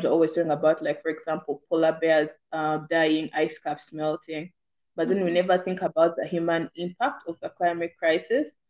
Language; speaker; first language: English; non-native, local second language; Ganda